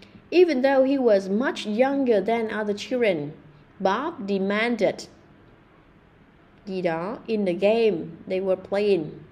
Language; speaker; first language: English; non-native, fluent; Vietnamese